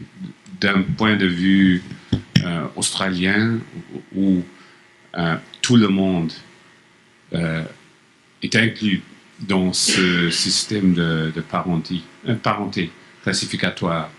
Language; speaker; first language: French; non-native, fluent; English